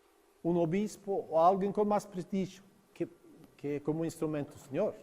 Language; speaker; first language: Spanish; non-native, learner; Norwegian